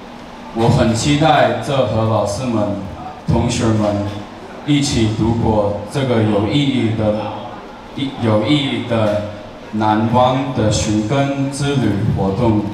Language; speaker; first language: Chinese; early bilingual, heritage; Chinese